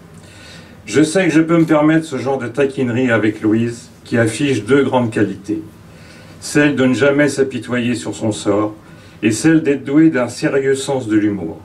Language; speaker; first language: French; native; French